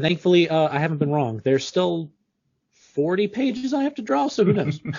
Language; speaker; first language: English; native; English